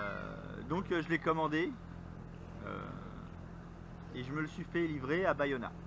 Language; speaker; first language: French; native; French